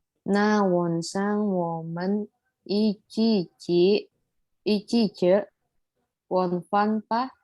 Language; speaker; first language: Chinese; non-native, learner; Indonesian